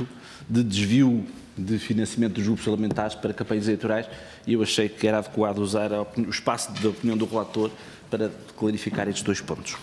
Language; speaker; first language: Portuguese; native; Portuguese